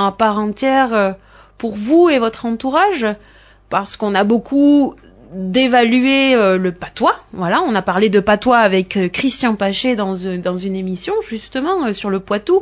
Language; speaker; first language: French; native; French